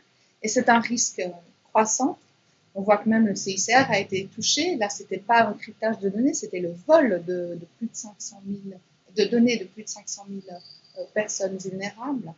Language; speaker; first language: French; native; French